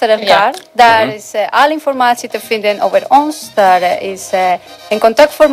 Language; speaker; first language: Dutch; non-native, fluent; Spanish